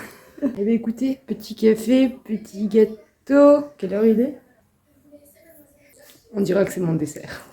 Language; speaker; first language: French; native; French